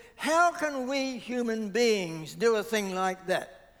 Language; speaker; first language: English; native; English